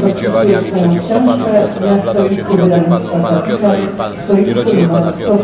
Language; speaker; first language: Polish; native; Polish